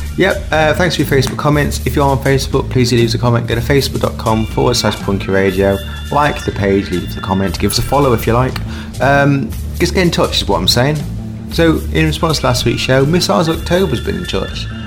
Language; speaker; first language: English; native; English